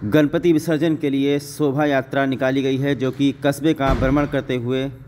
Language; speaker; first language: Hindi; native; Hindi